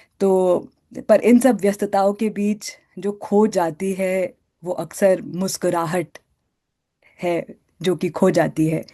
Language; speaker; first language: Hindi; native; Hindi